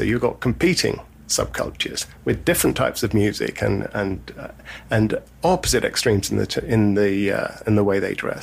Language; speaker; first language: English; native; English